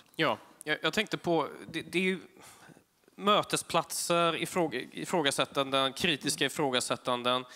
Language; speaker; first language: Swedish; early bilingual, other home language; Polish